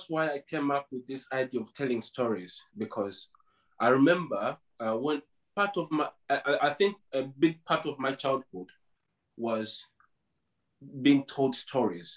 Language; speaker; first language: English; non-native, local second language; Ganda